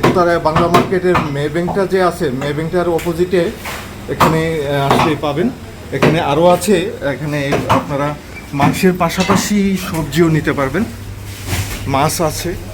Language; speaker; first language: Bangla; native; Bangla